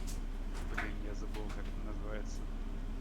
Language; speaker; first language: Russian; non-native, learner; English